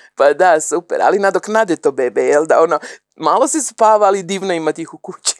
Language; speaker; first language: Croatian; native; Croatian